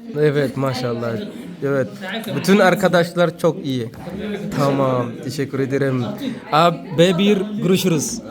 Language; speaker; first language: Turkish; non-native, learner; Arabic